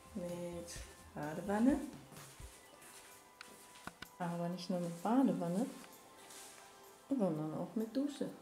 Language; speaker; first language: German; native; German